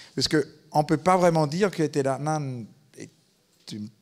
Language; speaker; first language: French; native; French